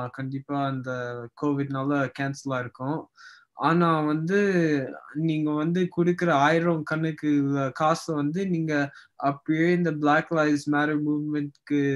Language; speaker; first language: Tamil; early bilingual, heritage; Tamil